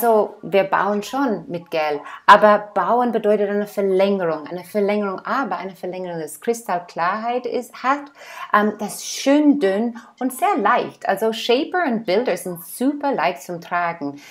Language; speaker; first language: German; non-native, fluent; English